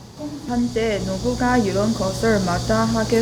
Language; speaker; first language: Korean; non-native, learner; Chinese